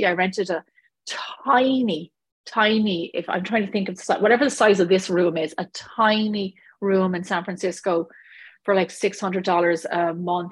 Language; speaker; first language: English; native; English